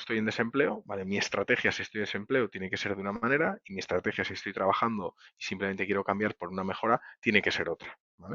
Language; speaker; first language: Spanish; native; Spanish